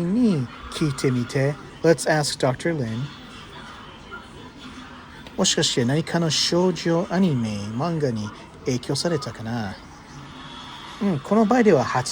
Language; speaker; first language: Japanese; non-native, fluent; English